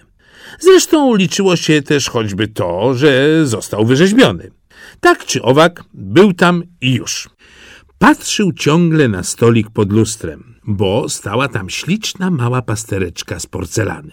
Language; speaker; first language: Polish; native; Polish